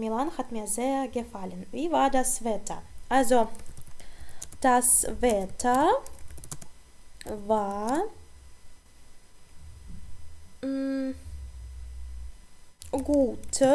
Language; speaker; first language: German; non-native, fluent; Ukrainian